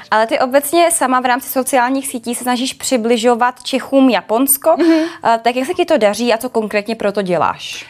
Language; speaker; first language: Czech; native; Czech